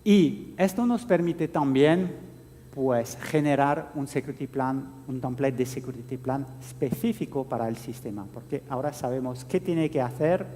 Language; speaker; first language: Spanish; non-native, fluent; French